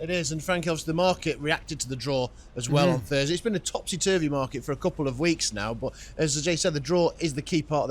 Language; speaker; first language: English; native; English